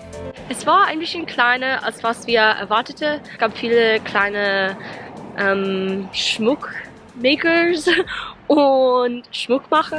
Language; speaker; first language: German; non-native, learner; English